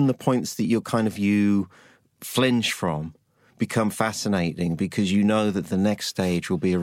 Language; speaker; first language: English; native; English